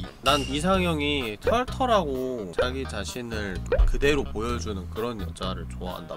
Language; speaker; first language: Korean; native; Korean